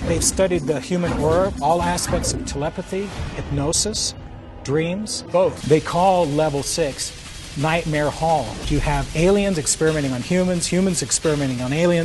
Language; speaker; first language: English; native; English